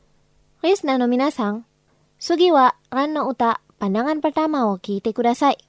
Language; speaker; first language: Japanese; non-native, fluent; Indonesian